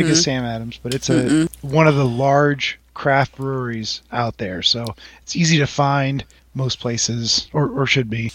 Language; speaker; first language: English; native; English